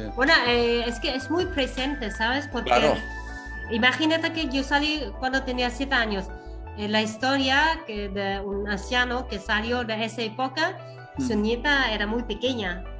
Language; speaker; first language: Spanish; non-native, fluent; Vietnamese